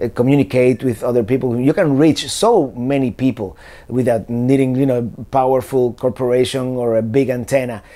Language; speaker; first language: English; non-native, fluent; Spanish